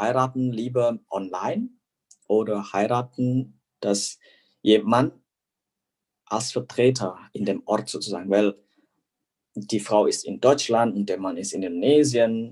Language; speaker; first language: German; non-native, fluent; Indonesian